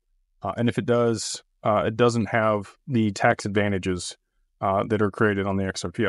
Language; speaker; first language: English; native; English